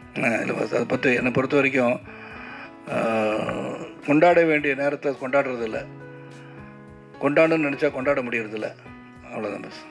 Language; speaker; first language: Tamil; native; Tamil